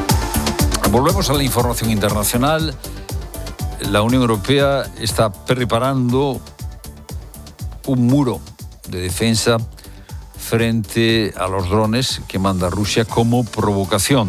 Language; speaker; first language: Spanish; native; Spanish